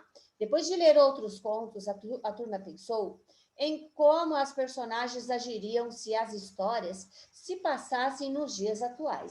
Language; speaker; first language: Portuguese; native; Portuguese